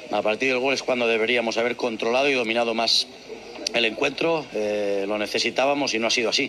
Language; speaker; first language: Spanish; native; Spanish